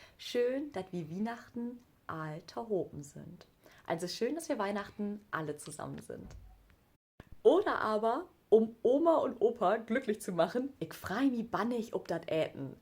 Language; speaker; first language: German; native; German